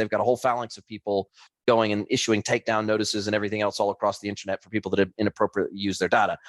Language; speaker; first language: English; native; English